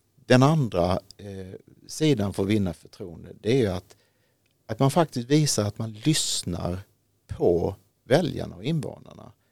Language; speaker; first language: Swedish; native; Swedish